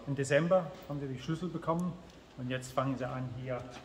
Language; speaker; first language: German; native; German